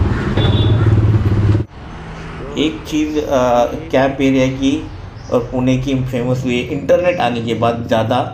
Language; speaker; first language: Hindi; non-native, local second language; Marathi